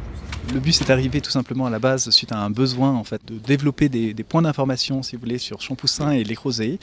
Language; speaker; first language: French; native; French